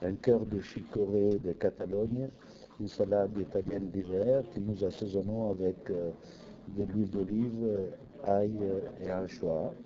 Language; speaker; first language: French; non-native, fluent; Italian